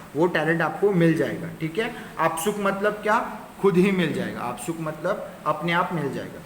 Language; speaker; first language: Hindi; non-native, local second language; Marathi